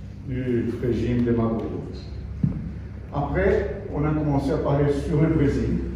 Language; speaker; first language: French; non-native, fluent; Portuguese